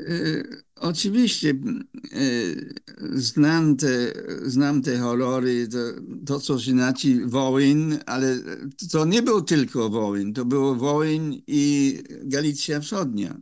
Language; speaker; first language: Polish; non-native, fluent; English